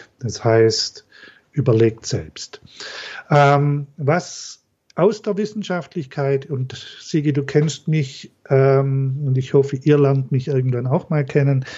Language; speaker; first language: German; native; German